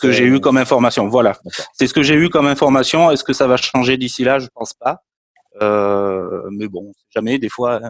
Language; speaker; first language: French; native; French